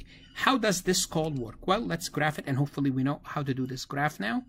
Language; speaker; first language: English; non-native, fluent; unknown